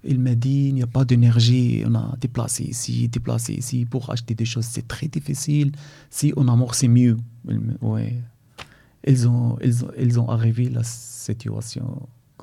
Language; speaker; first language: French; non-native, learner; Arabic